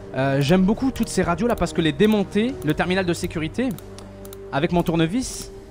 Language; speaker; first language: French; non-native, local second language; Arabic